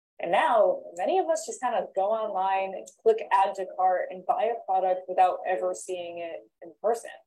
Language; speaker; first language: English; native; English